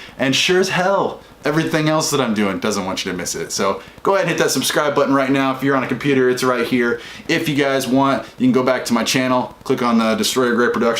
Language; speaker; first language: English; native; English